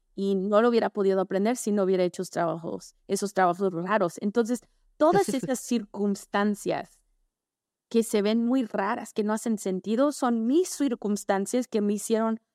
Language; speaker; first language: Spanish; early bilingual, heritage; Spanish